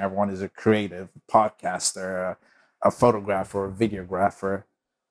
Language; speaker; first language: English; non-native, local second language; Igbo